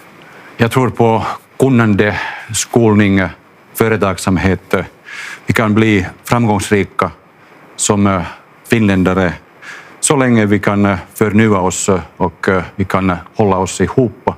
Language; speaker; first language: Swedish; non-native, local second language; Finnish